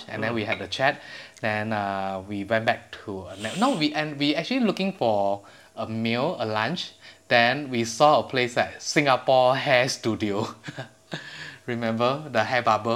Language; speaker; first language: English; non-native, local second language; Chinese